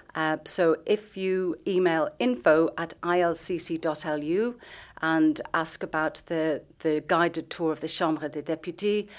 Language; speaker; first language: English; native; English